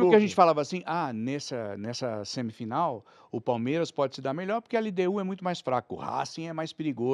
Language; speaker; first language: Portuguese; native; Portuguese